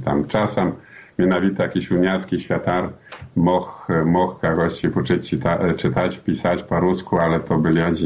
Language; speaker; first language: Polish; non-native, learner; Belarusian